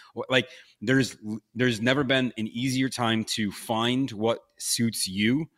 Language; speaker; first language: English; native; English